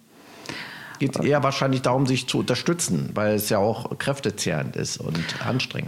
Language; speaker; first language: German; native; German